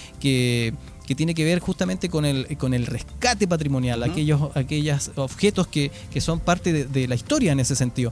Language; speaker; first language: Spanish; native; Spanish